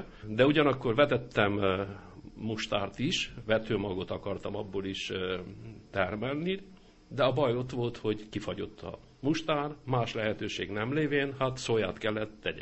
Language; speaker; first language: Hungarian; native; Hungarian